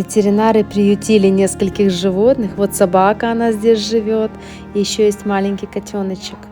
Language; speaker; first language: Russian; native; Russian